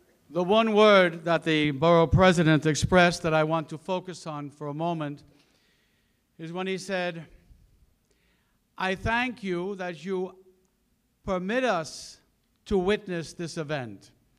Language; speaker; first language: English; native; English